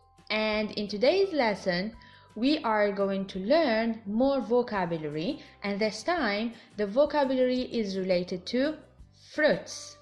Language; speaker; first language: English; non-native, fluent; Arabic